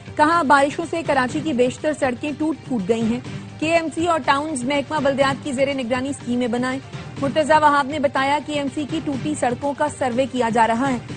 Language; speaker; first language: Urdu; native; Urdu